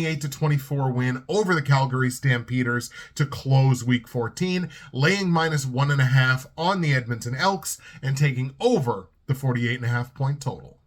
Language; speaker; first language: English; native; English